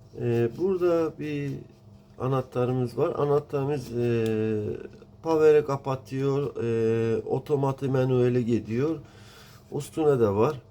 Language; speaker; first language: Turkish; non-native, learner; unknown